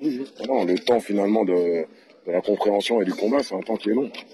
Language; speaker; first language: French; native; French